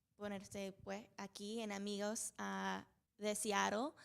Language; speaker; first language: Spanish; early bilingual, heritage; Spanish